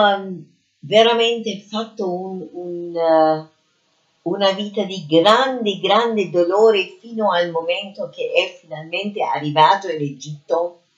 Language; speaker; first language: Italian; non-native, fluent; English